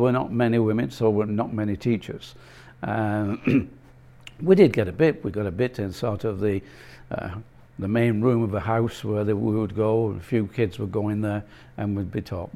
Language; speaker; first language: English; native; English